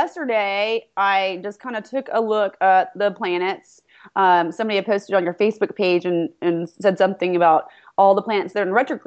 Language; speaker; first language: English; native; English